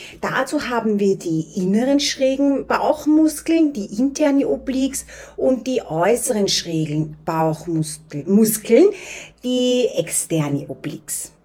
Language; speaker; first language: German; native; German